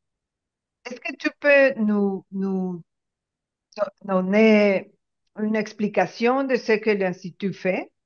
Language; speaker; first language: French; non-native, fluent; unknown